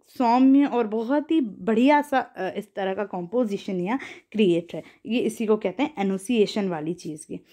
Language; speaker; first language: Hindi; native; Hindi